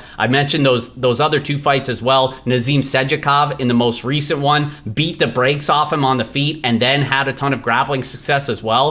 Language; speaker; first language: English; native; English